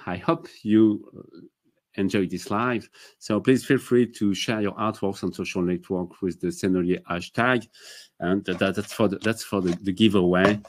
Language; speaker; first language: English; non-native, fluent; French